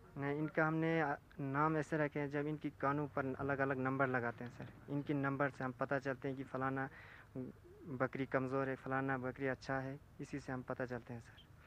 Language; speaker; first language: Urdu; non-native, local second language; Ladakhi